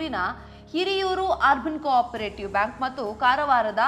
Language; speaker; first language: Kannada; native; Kannada